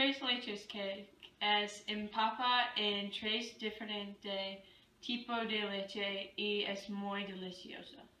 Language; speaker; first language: Spanish; non-native, learner; English